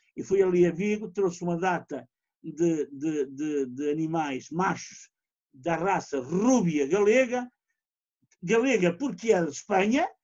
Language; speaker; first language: Portuguese; native; Portuguese